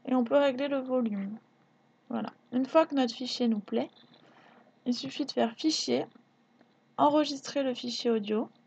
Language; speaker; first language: French; native; French